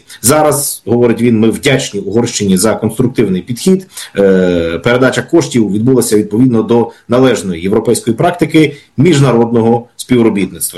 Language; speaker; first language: Ukrainian; native; Ukrainian